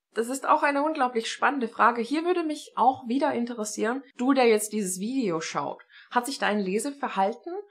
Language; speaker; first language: German; non-native, fluent; Estonian